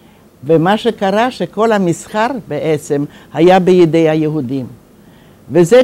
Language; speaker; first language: Hebrew; non-native, fluent; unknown